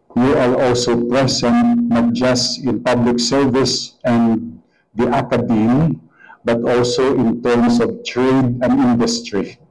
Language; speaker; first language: English; non-native, local second language; Hiligaynon